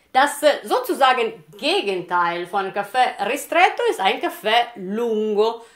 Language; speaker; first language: German; non-native, fluent; Italian